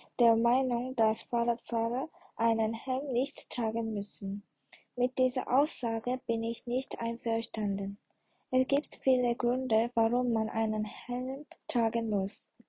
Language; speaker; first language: German; non-native, learner; Korean